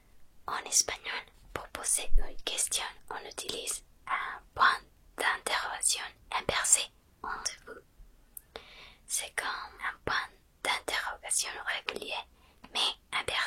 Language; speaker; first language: French; non-native, fluent; Spanish